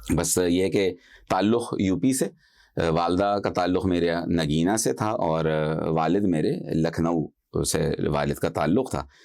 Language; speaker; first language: Urdu; native; Urdu